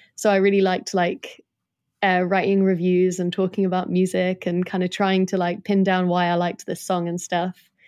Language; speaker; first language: English; native; English